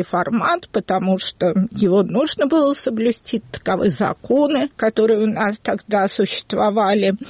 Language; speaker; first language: Russian; native; Russian